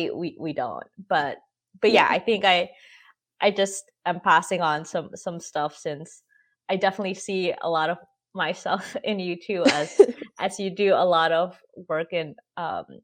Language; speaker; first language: English; non-native, local second language; Filipino